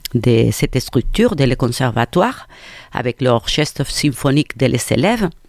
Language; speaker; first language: French; non-native, fluent; Spanish